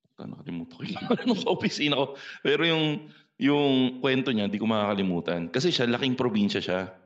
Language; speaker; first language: Filipino; native; Filipino